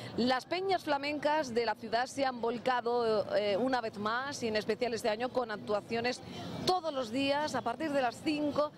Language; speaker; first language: Spanish; native; Spanish